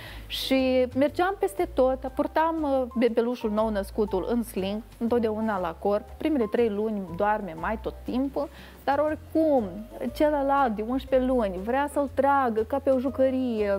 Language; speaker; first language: Romanian; native; Romanian